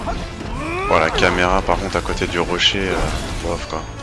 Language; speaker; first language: French; native; French